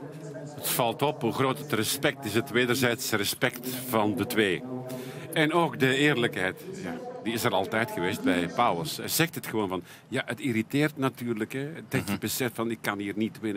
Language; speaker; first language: Dutch; native; Dutch